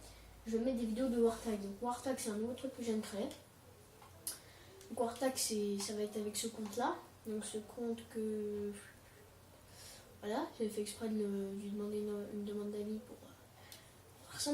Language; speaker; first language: French; native; French